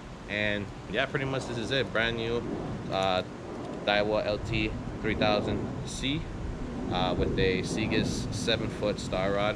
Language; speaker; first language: English; native; English